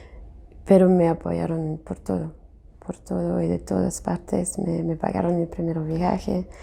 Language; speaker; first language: Spanish; non-native, fluent; French